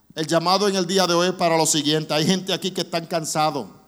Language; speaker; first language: Spanish; early bilingual, heritage; Spanish